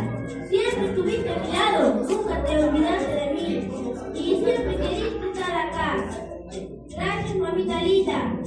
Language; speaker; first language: Spanish; native; Spanish